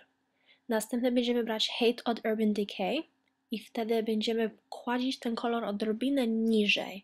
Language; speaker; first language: Polish; early bilingual, heritage; Polish